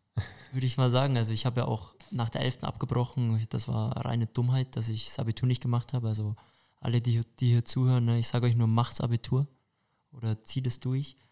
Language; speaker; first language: German; native; German